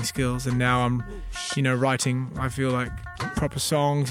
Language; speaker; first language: English; native; English